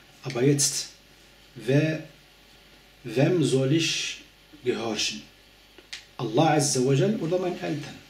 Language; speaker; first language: German; non-native, fluent; Arabic